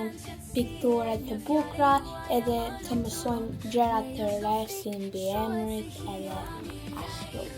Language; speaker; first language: Albanian; early bilingual, heritage; Albanian